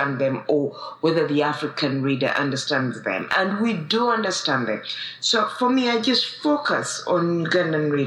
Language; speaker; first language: English; non-native, local second language; Ganda